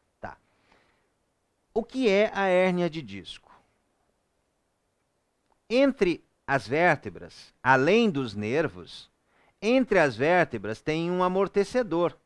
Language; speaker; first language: Portuguese; native; Portuguese